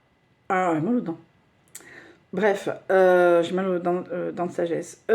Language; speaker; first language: French; native; French